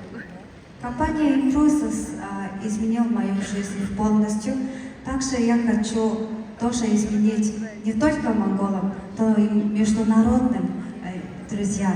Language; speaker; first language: Russian; non-native, learner; Mongolian